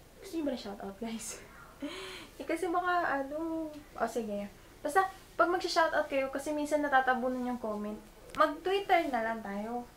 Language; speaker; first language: Filipino; native; Filipino